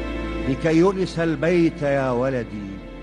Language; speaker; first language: Arabic; native; Arabic